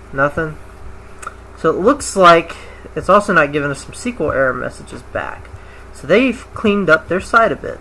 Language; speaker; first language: English; native; English